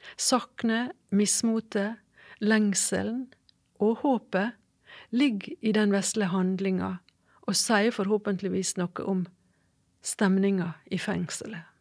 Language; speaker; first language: Norwegian; native; Norwegian